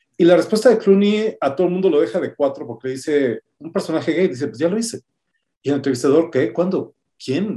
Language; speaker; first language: Spanish; native; Spanish